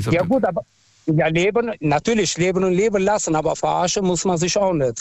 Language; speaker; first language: German; non-native, fluent; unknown